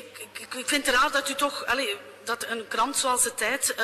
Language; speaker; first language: Dutch; native; Dutch